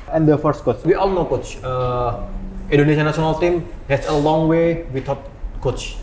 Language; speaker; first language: English; non-native, learner; Indonesian